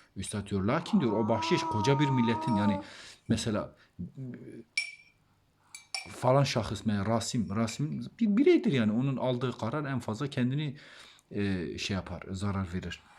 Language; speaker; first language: Turkish; native; Turkish